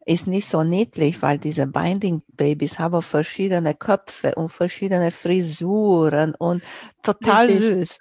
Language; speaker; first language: German; non-native, fluent; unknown